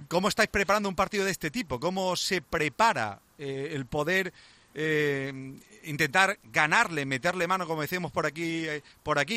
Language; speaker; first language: Spanish; native; Spanish